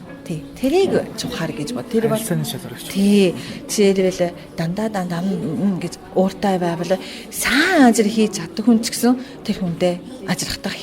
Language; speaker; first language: Mongolian; non-native, fluent; Japanese